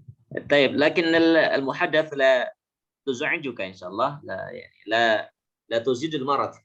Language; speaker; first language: Arabic; non-native, fluent; Indonesian